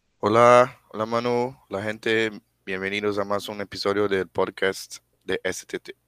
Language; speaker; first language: Spanish; non-native, fluent; Portuguese